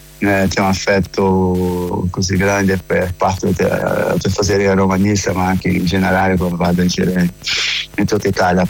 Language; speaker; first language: Italian; non-native, fluent; Portuguese